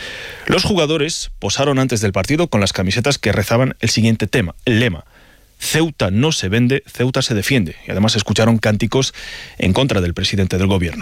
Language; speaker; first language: Spanish; native; Spanish